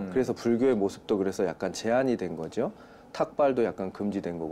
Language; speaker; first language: Korean; native; Korean